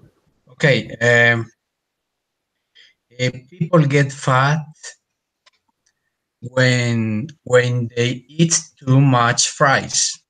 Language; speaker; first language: English; non-native, learner; Spanish